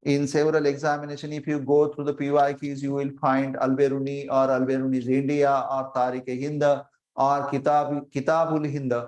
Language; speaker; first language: English; non-native, local second language; Marathi